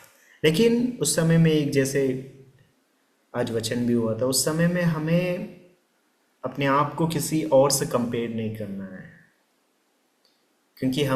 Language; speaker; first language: Hindi; native; Hindi